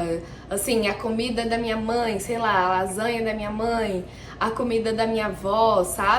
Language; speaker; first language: Portuguese; native; Portuguese